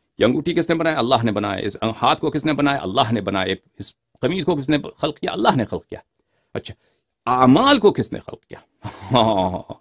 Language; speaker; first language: Urdu; non-native, fluent; Persian